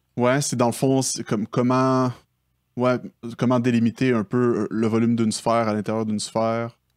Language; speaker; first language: French; native; French